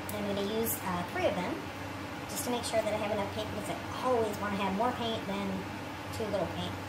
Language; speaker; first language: English; native; English